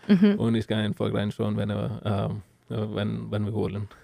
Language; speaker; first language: German; non-native, learner; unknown